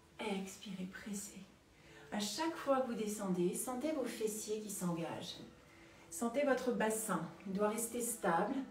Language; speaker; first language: French; native; French